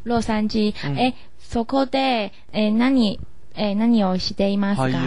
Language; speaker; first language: Japanese; non-native, learner; Chinese